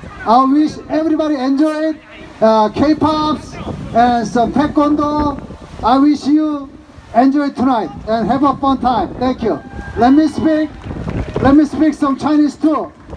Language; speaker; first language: English; non-native, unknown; Korean